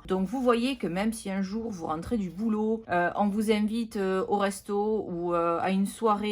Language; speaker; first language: French; native; French